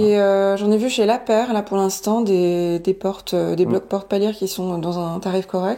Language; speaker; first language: French; native; French